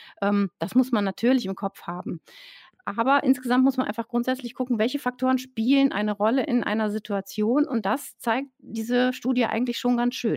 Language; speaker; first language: German; native; German